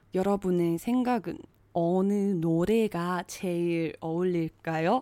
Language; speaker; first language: Korean; non-native, fluent; Chinese